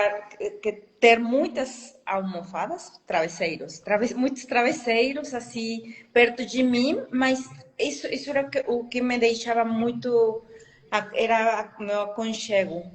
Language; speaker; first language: Portuguese; non-native, fluent; Spanish